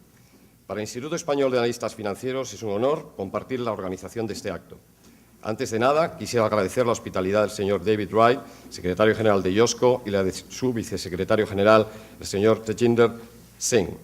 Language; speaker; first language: Spanish; native; Spanish